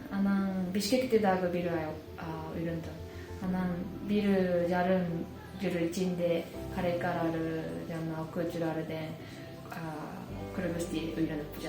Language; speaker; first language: Kyrgyz; non-native, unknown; Japanese